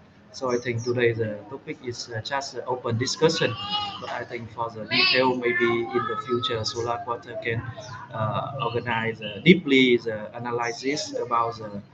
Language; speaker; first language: English; non-native, fluent; Vietnamese